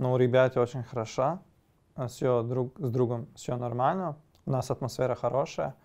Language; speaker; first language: Russian; non-native, learner; Serbian